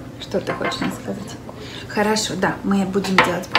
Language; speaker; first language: Russian; native; Russian